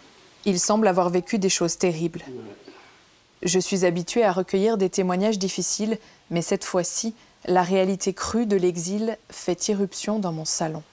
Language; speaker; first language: French; native; French